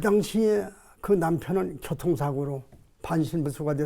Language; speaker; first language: Korean; native; Korean